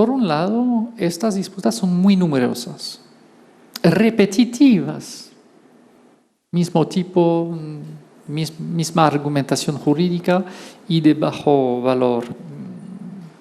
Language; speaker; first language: Spanish; non-native, fluent; French